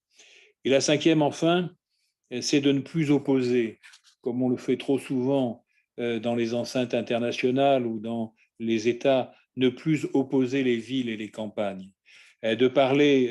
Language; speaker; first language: French; native; French